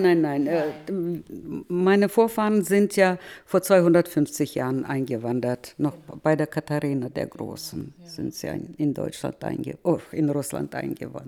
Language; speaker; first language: German; early bilingual, heritage; German